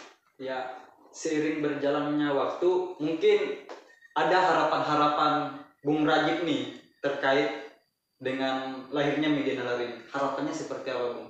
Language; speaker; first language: Indonesian; native; Indonesian